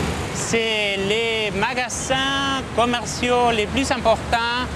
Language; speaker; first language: French; non-native, fluent; Spanish